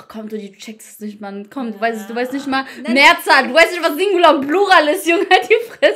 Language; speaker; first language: German; early bilingual, other home language; Albanian